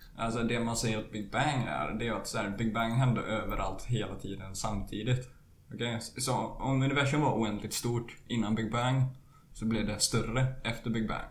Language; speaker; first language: Swedish; native; Swedish